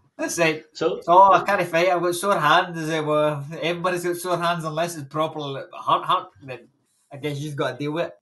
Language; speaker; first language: English; native; English